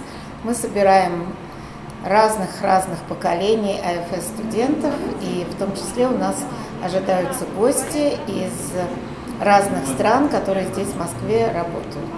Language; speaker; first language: Russian; native; Russian